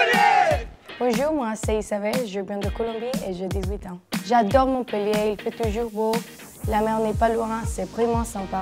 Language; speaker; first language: French; non-native, learner; Spanish